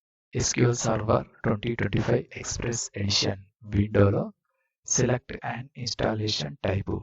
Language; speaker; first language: English; non-native, learner; Telugu